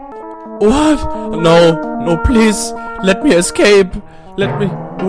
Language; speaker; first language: English; non-native, fluent; German